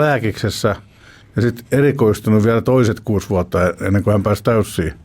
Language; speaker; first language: Finnish; native; Finnish